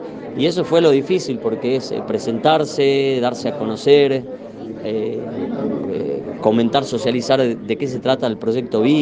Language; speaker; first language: Spanish; native; Spanish